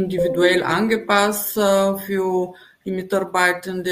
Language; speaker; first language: German; non-native, fluent; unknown